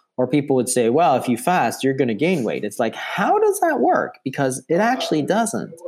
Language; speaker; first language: English; native; English